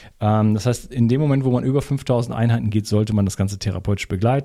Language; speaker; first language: German; native; German